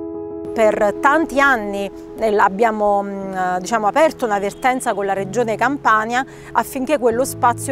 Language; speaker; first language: Italian; native; Italian